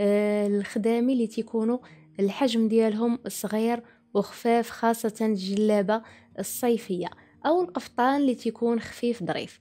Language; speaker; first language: Arabic; native; Arabic